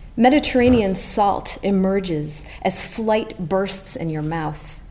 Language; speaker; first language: English; native; English